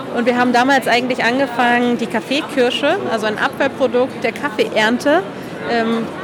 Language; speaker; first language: German; non-native, fluent; Catalan